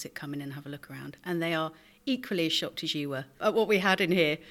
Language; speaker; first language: English; native; English